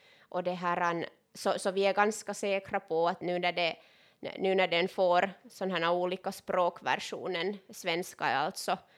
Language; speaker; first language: Swedish; non-native, local second language; Finnish